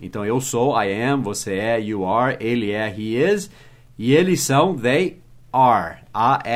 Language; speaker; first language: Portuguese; non-native, fluent; English